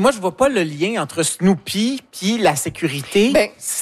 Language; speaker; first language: French; native; French